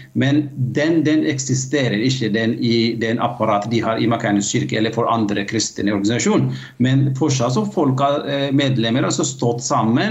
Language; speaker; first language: Norwegian; non-native, fluent; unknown